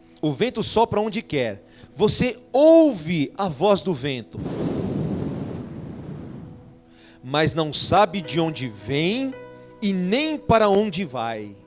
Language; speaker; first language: Portuguese; native; Portuguese